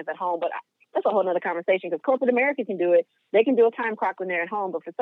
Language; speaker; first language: English; native; English